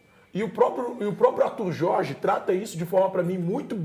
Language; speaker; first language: Portuguese; native; Portuguese